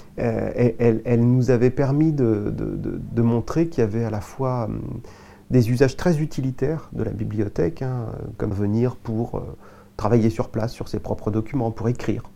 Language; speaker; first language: French; native; French